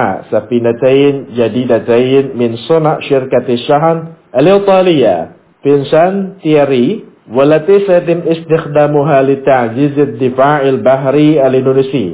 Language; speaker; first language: Arabic; non-native, fluent; Indonesian